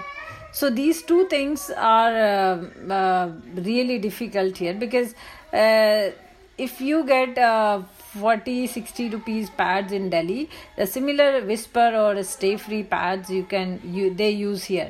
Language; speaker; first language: English; non-native, local second language; Hindi